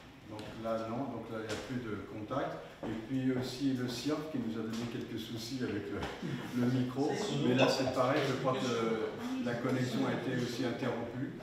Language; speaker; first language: French; native; French